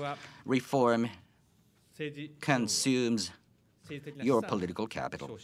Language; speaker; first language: English; non-native, fluent; Japanese